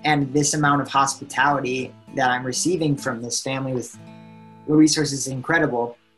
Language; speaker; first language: English; native; English